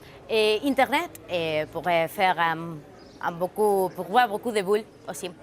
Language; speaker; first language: French; non-native, learner; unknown